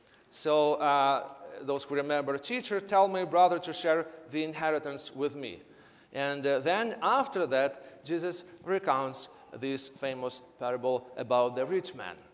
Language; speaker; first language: English; non-native, fluent; Ukrainian